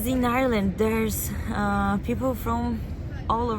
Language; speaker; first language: English; non-native, fluent; Portuguese